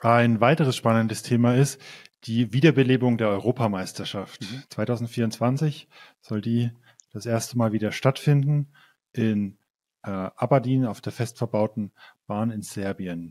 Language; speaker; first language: German; native; German